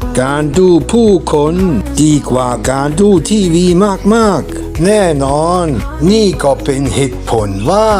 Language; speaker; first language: Thai; non-native, fluent; German